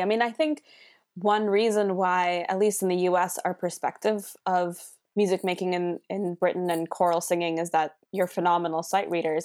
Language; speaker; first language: English; native; English